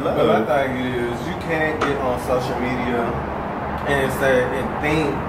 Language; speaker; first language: English; native; English